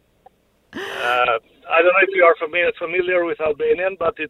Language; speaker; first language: English; non-native, learner; Albanian